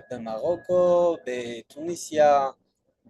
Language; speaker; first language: Hebrew; non-native, fluent; French